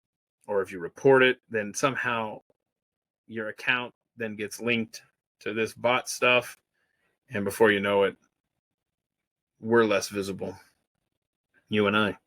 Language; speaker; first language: English; native; English